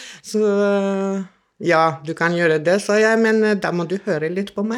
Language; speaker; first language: Norwegian; non-native, fluent; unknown